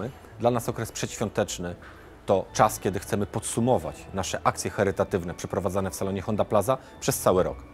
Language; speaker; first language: Polish; native; Polish